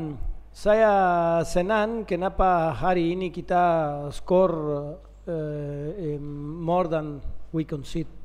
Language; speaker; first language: Indonesian; non-native, learner; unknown